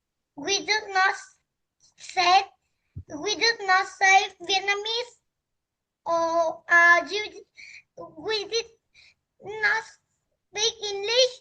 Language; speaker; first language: English; non-native, learner; Vietnamese